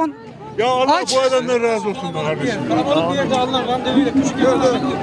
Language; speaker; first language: Turkish; native; Turkish